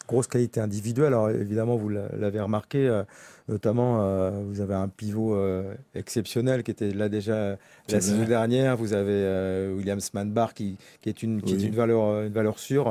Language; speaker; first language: French; native; French